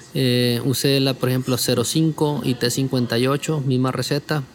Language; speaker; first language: Spanish; native; Spanish